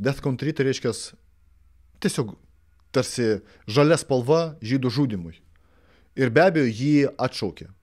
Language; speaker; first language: Lithuanian; non-native, local second language; Russian